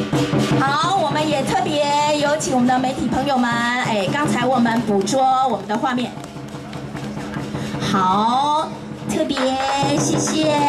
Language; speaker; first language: Chinese; native; Chinese